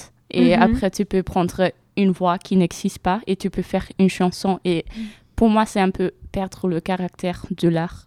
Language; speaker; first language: French; non-native, learner; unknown